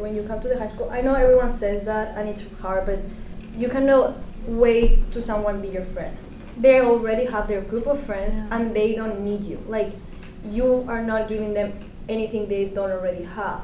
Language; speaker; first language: English; non-native, fluent; Spanish